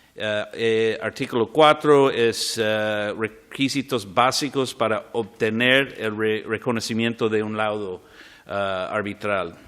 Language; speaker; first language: Spanish; non-native, fluent; English